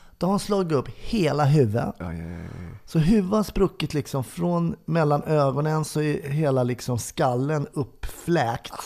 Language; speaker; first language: Swedish; native; Swedish